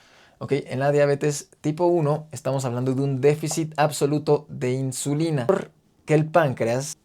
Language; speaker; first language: Spanish; native; Spanish